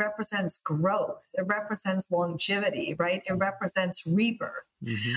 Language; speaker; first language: English; early bilingual, other home language; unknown